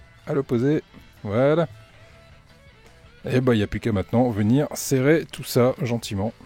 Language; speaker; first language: French; native; French